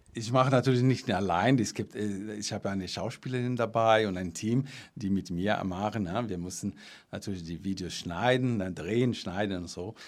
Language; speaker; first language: German; non-native, fluent; Portuguese